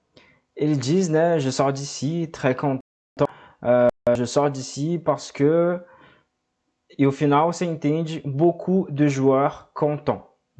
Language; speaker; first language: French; non-native, fluent; Portuguese